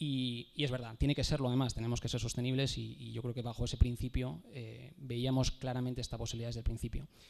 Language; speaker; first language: Spanish; native; Spanish